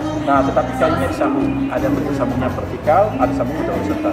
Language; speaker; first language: Indonesian; native; Indonesian